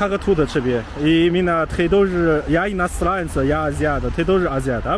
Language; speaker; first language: Russian; non-native, learner; Chinese